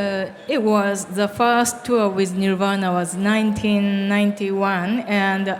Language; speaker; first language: English; non-native, learner; Japanese